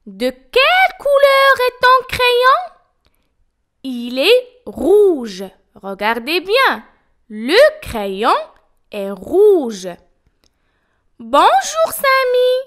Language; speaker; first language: French; non-native, local second language; Arabic